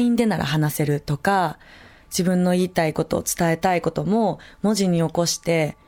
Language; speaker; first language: Japanese; native; Japanese